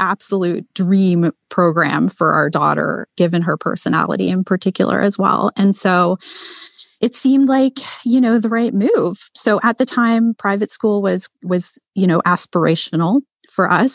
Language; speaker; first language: English; native; English